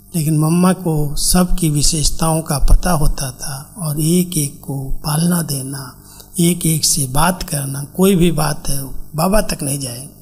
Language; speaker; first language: Hindi; native; Hindi